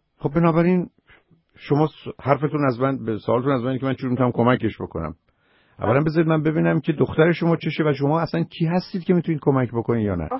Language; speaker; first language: Persian; native; Persian